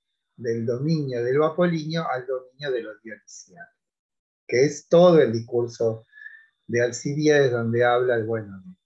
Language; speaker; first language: Spanish; native; Spanish